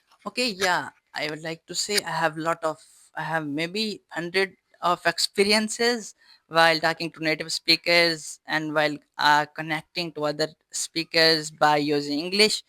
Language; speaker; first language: English; non-native, fluent; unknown